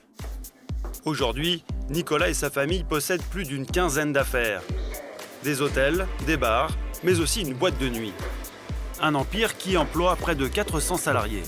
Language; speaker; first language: French; native; French